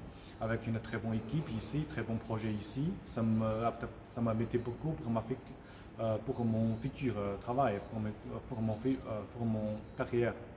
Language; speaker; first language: French; non-native, learner; Chinese